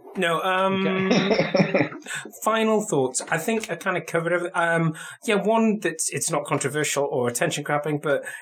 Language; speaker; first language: English; native; English